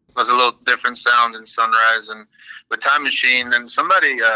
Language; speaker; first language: English; early bilingual, other home language; Spanish